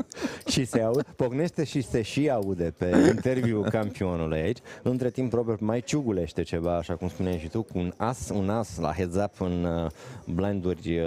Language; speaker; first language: Romanian; native; Romanian